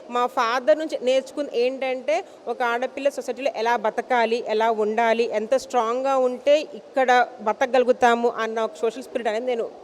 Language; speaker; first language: Telugu; native; Telugu